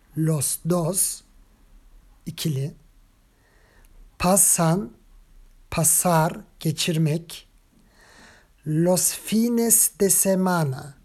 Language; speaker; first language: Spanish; non-native, fluent; Turkish